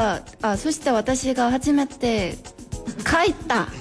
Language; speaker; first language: Japanese; non-native, learner; Korean